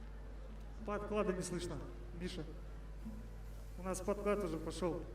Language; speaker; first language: Russian; non-native, local second language; Bashkir